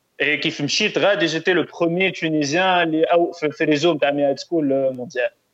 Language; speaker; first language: French; non-native, local second language; Arabic